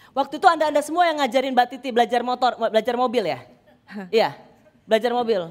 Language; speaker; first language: Indonesian; native; Indonesian